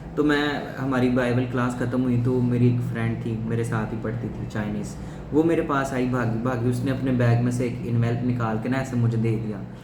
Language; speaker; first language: Urdu; non-native, local second language; Punjabi